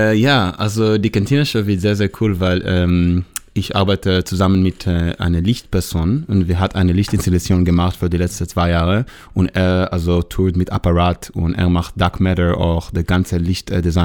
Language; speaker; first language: German; non-native, learner; Hebrew